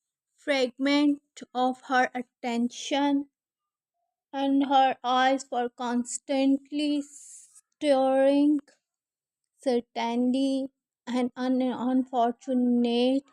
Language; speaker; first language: English; non-native, learner; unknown